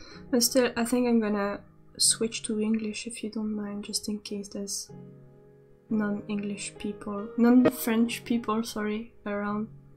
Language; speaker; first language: English; non-native, fluent; French